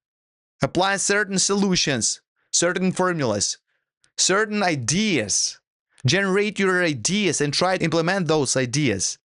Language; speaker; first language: English; non-native, fluent; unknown